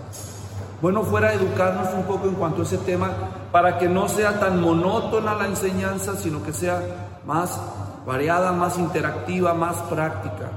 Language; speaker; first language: Spanish; native; Spanish